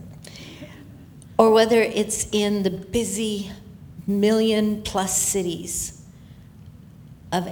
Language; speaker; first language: English; native; English